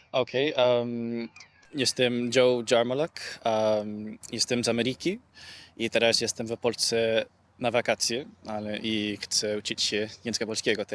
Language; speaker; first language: Polish; non-native, learner; English